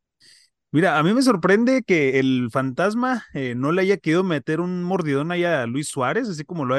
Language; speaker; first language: Spanish; native; Spanish